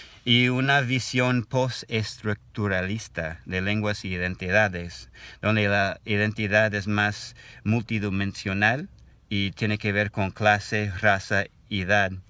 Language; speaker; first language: Spanish; non-native, learner; English